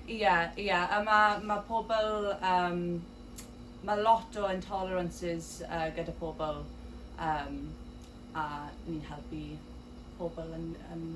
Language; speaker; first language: Welsh; non-native, local second language; English